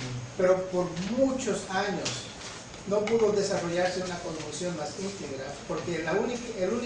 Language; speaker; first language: Spanish; native; Spanish